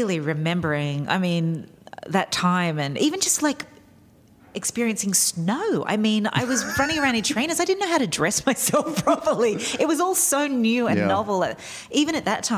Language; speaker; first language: English; native; English